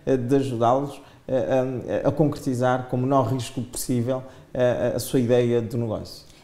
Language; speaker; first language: Portuguese; non-native, local second language; Kabuverdianu